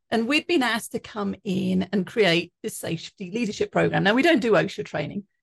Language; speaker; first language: English; native; English